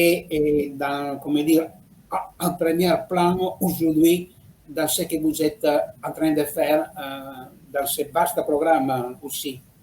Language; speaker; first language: French; non-native, fluent; Italian